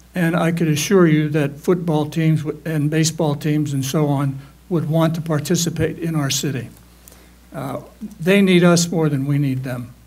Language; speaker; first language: English; native; English